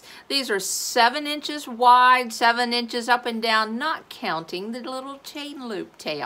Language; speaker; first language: English; native; English